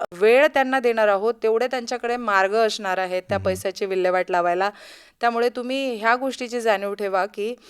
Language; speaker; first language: Marathi; native; Marathi